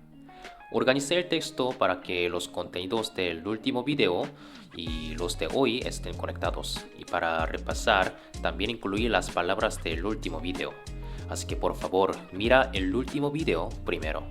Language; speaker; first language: Spanish; non-native, fluent; Korean